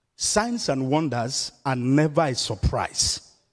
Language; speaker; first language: English; non-native, local second language; Yoruba